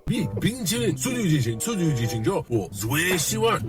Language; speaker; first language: Chinese; non-native, learner; English